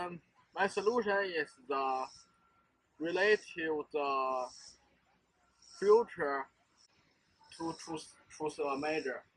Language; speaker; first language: English; non-native, learner; Chinese